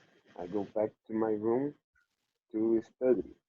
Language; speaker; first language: English; non-native, learner; Portuguese